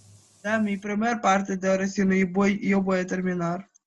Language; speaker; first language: Spanish; non-native, learner; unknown